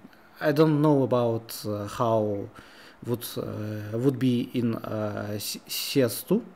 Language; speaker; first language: English; non-native, learner; Russian